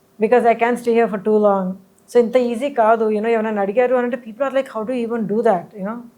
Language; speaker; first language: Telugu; early bilingual, heritage; Telugu